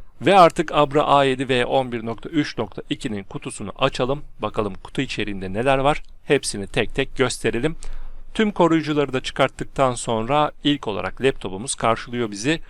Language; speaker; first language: Turkish; native; Turkish